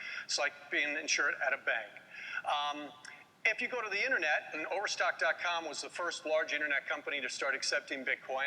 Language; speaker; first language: English; native; English